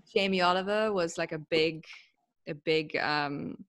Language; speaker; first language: English; native; English